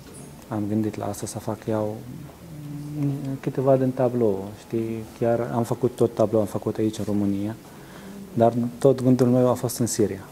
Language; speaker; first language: Romanian; non-native, learner; Arabic